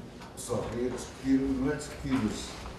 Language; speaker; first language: Portuguese; native; Portuguese